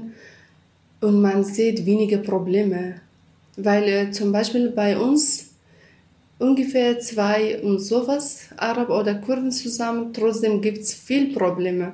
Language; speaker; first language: German; non-native, learner; Central Kurdish